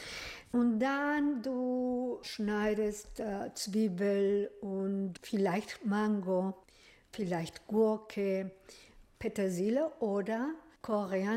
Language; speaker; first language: German; non-native, learner; Spanish